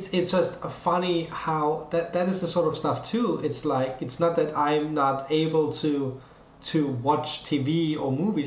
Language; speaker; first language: English; non-native, fluent; German